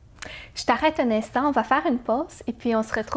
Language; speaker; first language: French; native; French